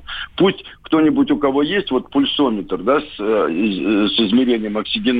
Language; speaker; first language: Russian; native; Russian